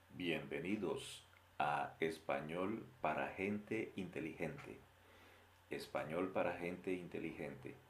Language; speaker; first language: Spanish; native; Spanish